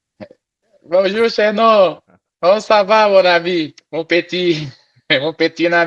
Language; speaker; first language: French; non-native, learner; Portuguese